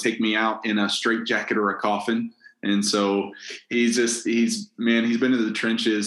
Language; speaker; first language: English; native; English